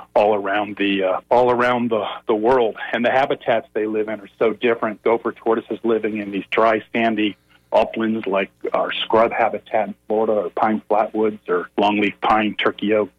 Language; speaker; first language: English; native; English